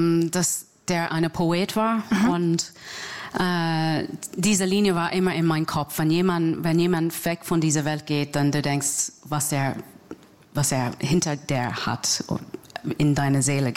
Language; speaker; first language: German; non-native, learner; English